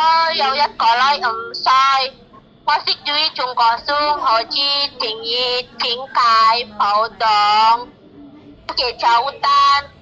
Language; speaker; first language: Cantonese; non-native, learner; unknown